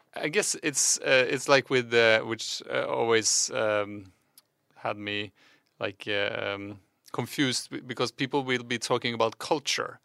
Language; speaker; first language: English; non-native, fluent; Norwegian